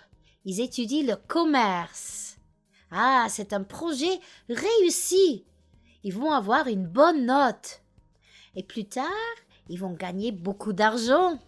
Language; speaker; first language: French; non-native, fluent; English